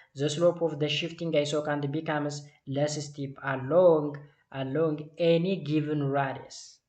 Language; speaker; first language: English; non-native, local second language; Amharic